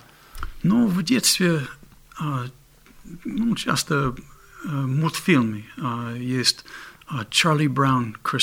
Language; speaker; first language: Russian; non-native, fluent; English